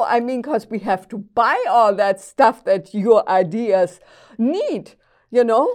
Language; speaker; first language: English; non-native, fluent; German